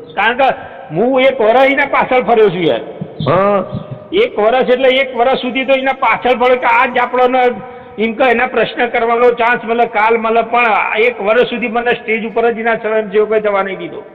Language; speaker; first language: Gujarati; native; Gujarati